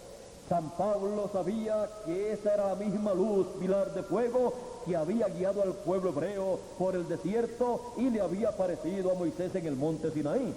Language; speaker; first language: Spanish; native; Spanish